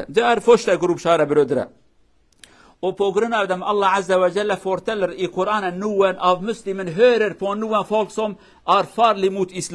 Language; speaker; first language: Norwegian; non-native, learner; Kurdish